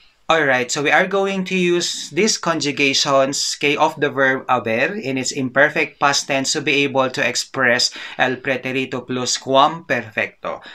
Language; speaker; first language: English; non-native, local second language; Filipino